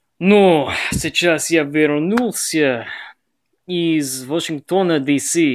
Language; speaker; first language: Russian; non-native, learner; English